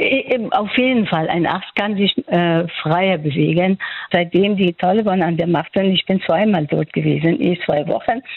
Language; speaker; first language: German; non-native, fluent; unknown